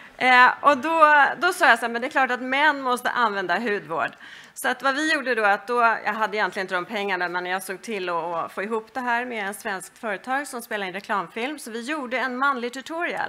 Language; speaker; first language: Swedish; native; Swedish